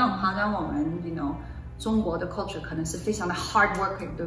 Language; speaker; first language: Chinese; early bilingual, other home language; Cantonese